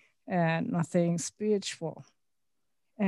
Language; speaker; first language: English; non-native, fluent; German